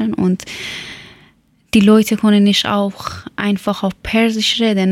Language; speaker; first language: German; non-native, learner; Persian